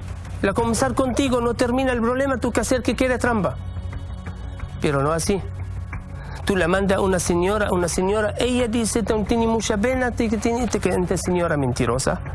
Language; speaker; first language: Spanish; non-native, learner; Arabic